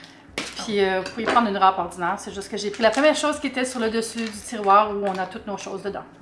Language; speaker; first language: French; native; French